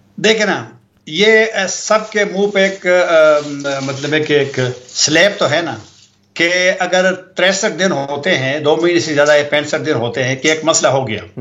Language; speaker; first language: Urdu; non-native, local second language; Pashto